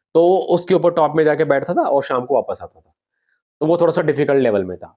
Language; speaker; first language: Hindi; non-native, local second language; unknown